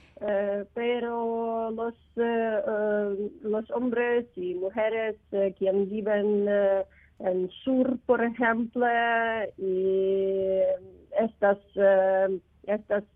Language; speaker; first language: Spanish; non-native, learner; Ukrainian